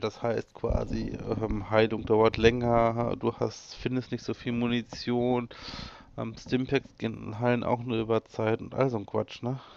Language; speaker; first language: German; native; German